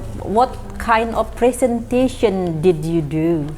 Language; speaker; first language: English; non-native, fluent; Indonesian